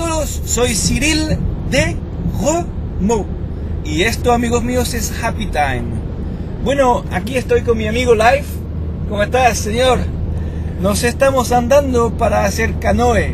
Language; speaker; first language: Spanish; non-native, fluent; French